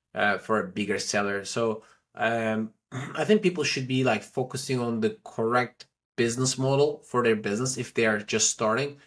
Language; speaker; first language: English; non-native, fluent; Turkish